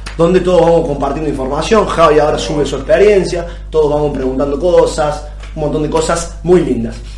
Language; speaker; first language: Spanish; native; Spanish